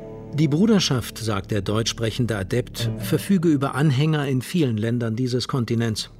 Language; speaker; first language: German; native; German